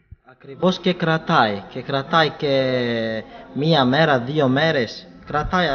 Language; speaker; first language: Greek; non-native, fluent; Arabic